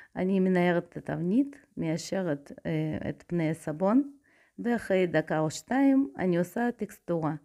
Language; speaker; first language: Hebrew; non-native, fluent; Russian